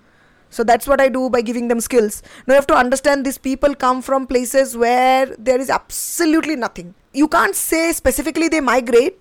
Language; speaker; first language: English; non-native, local second language; Bangla